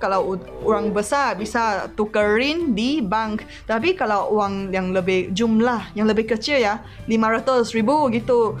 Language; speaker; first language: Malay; non-native, local second language; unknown